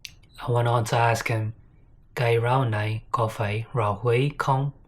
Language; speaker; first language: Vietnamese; non-native, learner; English